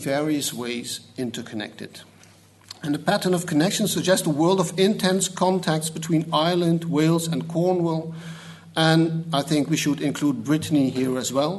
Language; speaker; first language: English; non-native, fluent; Dutch